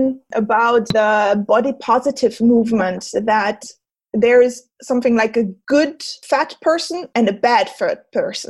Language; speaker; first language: English; non-native, fluent; German